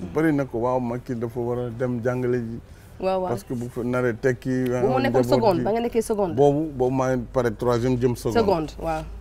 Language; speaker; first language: Wolof; non-native, local second language; Fula